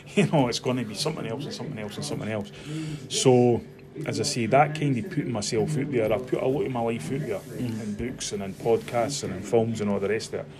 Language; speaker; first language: English; native; English